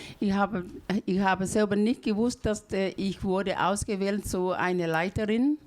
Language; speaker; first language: German; non-native, learner; Thai